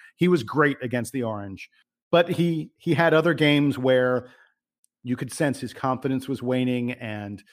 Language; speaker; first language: English; native; English